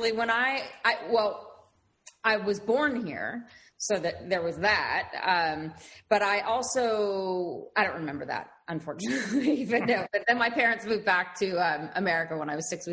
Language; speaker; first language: English; native; English